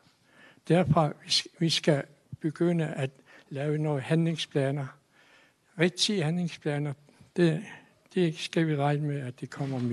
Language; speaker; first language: Danish; non-native, local second language; Kalaallisut